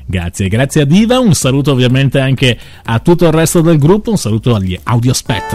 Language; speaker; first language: Italian; native; Italian